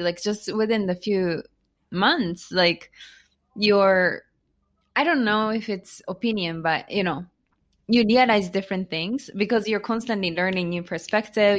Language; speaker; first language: English; non-native, fluent; Japanese